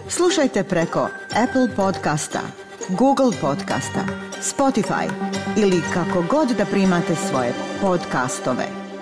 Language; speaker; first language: Bosnian; native; Bosnian